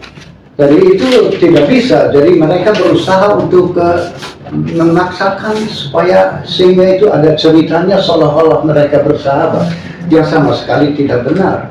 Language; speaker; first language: Indonesian; non-native, fluent; German